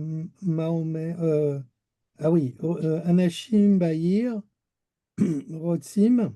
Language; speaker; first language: Hebrew; non-native, learner; French